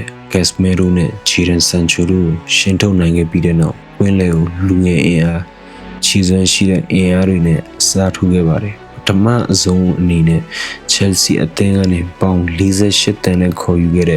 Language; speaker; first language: Burmese; native; Burmese